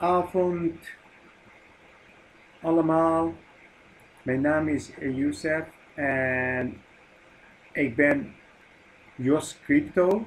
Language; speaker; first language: Dutch; non-native, fluent; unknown